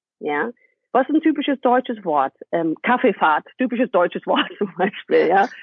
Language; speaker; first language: German; non-native, fluent; English